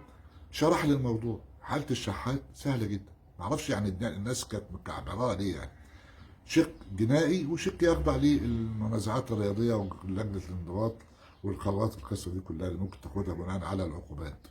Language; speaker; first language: Arabic; native; Arabic